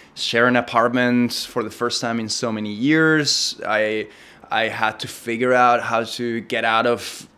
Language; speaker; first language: English; non-native, fluent; Spanish